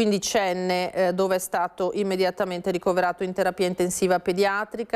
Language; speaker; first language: Italian; native; Italian